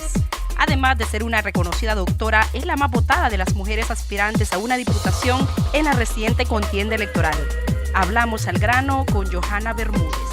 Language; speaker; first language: Spanish; native; Spanish